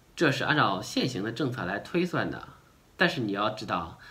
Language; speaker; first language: Chinese; native; Chinese